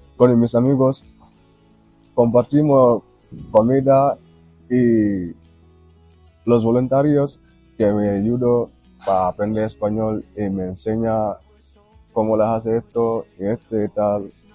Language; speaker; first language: Spanish; non-native, learner; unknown